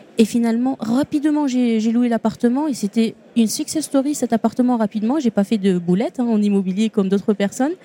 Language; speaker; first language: French; non-native, local second language; Arabic